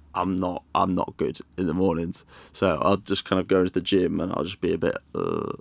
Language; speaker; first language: English; native; English